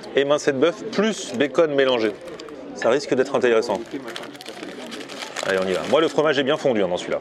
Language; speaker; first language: French; native; French